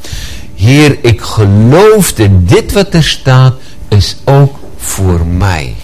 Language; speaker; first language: Dutch; non-native, fluent; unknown